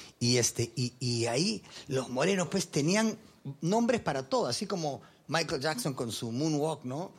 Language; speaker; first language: Spanish; early bilingual, heritage; Spanish